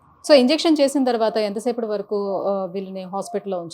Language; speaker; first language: Telugu; native; Telugu